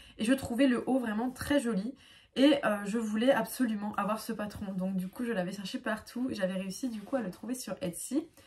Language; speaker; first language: French; native; French